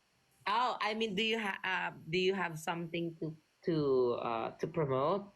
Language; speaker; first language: English; non-native, local second language; Filipino